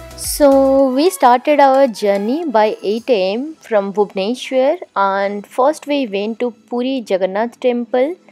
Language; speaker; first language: English; non-native, local second language; Odia